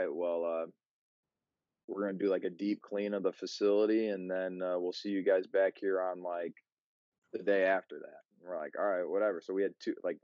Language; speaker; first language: English; native; English